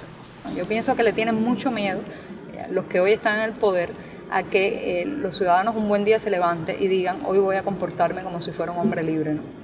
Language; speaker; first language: Spanish; native; Spanish